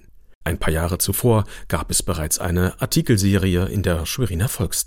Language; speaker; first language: German; native; German